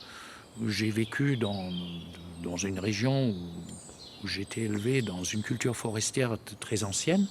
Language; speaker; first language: French; native; French